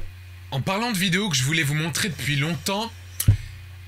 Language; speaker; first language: French; native; French